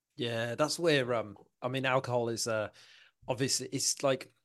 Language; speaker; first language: English; native; English